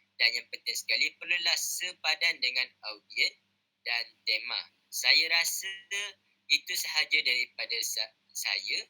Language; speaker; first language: Malay; native; Malay